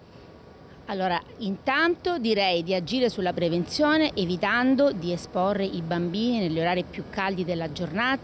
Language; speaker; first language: Italian; native; Italian